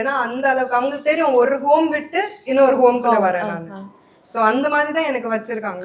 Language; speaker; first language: Tamil; non-native, local second language; Hindi